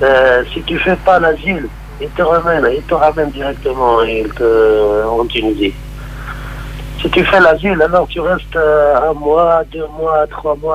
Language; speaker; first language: French; non-native, local second language; Arabic